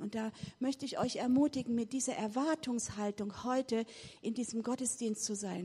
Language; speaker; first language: German; native; German